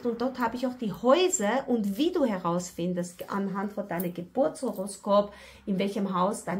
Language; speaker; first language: German; non-native, fluent; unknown